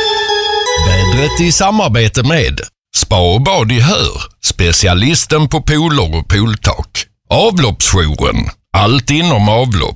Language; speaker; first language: Swedish; native; Swedish